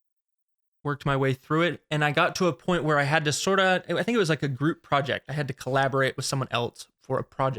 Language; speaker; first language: English; native; English